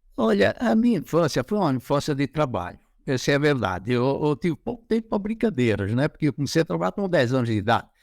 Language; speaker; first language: Portuguese; native; Portuguese